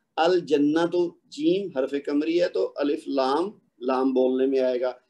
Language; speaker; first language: Urdu; native; Urdu